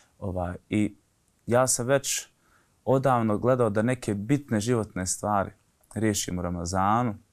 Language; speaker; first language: Bosnian; native; Bosnian